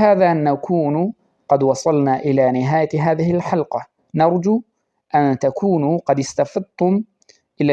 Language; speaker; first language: Arabic; non-native, fluent; Pashto